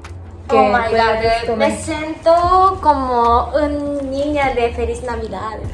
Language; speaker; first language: Spanish; non-native, learner; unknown